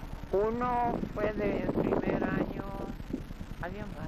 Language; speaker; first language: Spanish; early bilingual, other home language; Russian